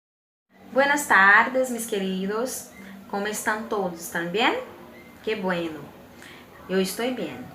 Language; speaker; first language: Spanish; non-native, fluent; Portuguese